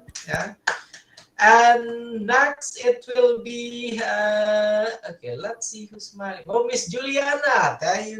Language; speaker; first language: English; non-native, local second language; Indonesian